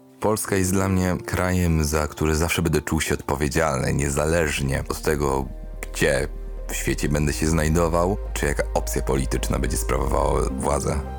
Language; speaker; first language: Polish; native; Polish